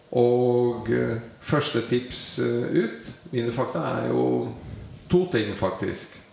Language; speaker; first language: Norwegian; native; Norwegian